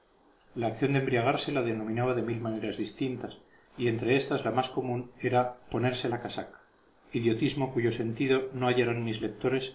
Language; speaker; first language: Spanish; native; Spanish